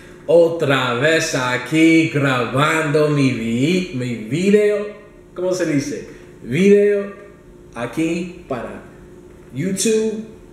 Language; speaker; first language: Spanish; non-native, learner; English